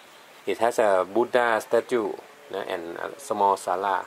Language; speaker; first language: English; non-native, learner; Thai